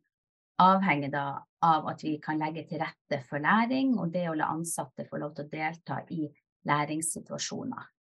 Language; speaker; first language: Norwegian; native; Norwegian